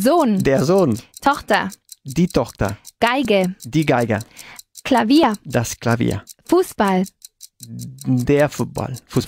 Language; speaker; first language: German; non-native, learner; Spanish